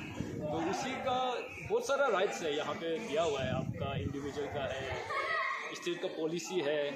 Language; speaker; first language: Hindi; non-native, local second language; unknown